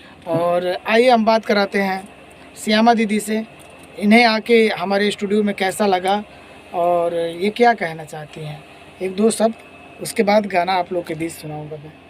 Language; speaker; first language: Hindi; non-native, local second language; Bhojpuri